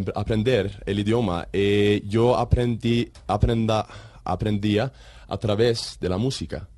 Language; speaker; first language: Spanish; non-native, learner; Icelandic